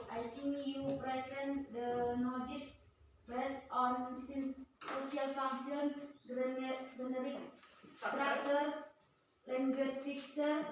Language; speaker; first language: English; non-native, learner; Indonesian